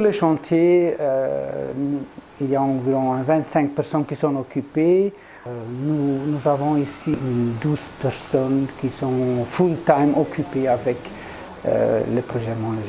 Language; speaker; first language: French; non-native, local second language; Dutch